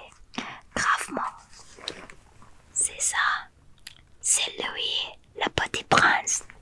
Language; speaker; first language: French; non-native, learner; Thai